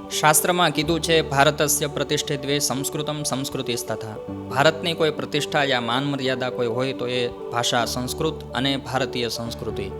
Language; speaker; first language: Gujarati; native; Gujarati